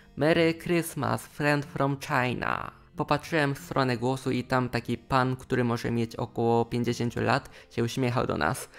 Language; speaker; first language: Polish; non-native, fluent; Japanese